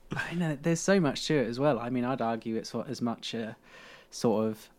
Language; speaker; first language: English; native; English